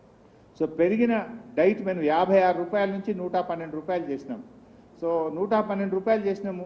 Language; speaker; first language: Telugu; native; Telugu